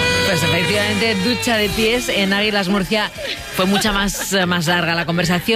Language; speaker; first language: Spanish; native; Spanish